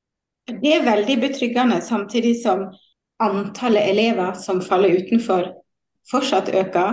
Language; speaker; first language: Norwegian; native; Norwegian